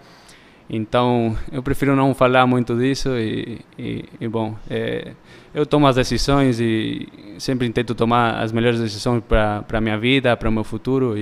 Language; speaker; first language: Portuguese; early bilingual, heritage; Spanish